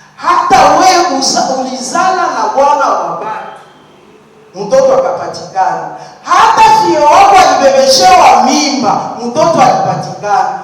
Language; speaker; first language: Swahili; native; Swahili